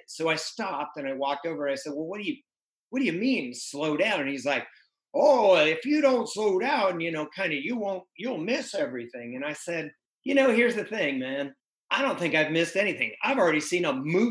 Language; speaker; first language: English; native; English